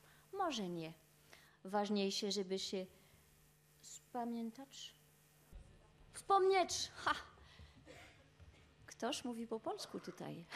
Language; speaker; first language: Polish; non-native, learner; French